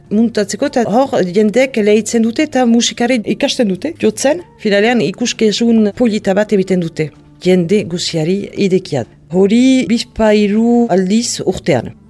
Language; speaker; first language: Basque; native; Basque